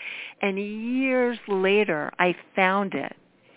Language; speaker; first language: English; native; English